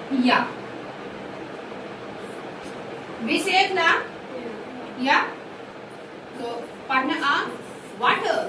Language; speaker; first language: German; non-native, fluent; Hindi